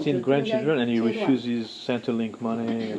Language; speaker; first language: English; non-native, fluent; Chinese